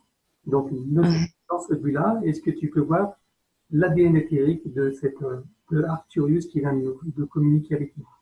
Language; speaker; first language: French; native; French